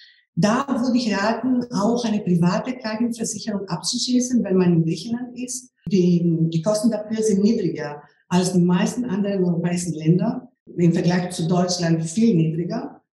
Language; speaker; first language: German; non-native, fluent; Greek